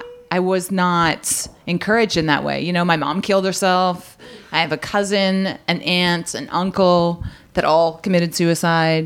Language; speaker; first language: English; native; English